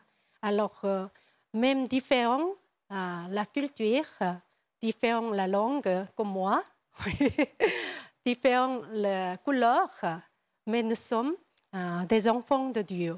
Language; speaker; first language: French; non-native, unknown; Korean